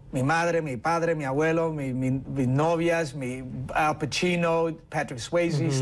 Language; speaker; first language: Spanish; early bilingual, heritage; Spanish